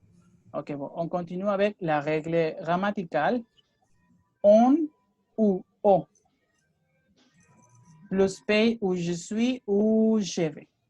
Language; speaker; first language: French; non-native, fluent; Spanish